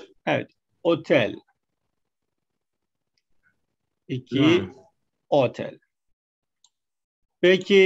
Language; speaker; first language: Turkish; non-native, fluent; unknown